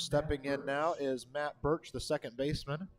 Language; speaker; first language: English; native; English